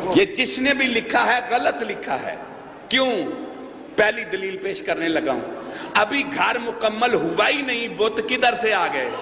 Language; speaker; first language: Urdu; non-native, local second language; Punjabi